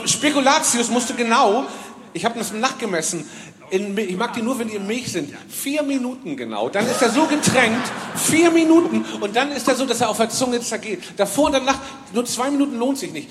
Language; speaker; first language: German; native; German